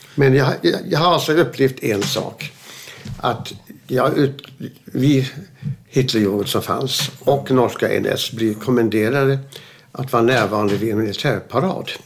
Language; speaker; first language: Swedish; early bilingual, other home language; German